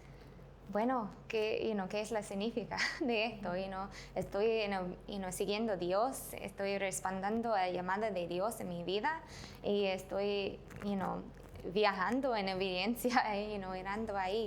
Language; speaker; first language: Spanish; non-native, learner; English